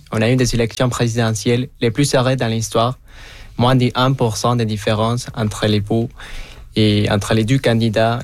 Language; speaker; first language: French; non-native, fluent; Spanish